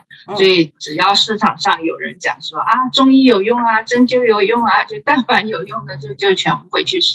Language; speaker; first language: Chinese; native; Chinese